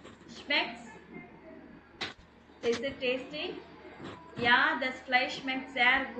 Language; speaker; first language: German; non-native, fluent; Tamil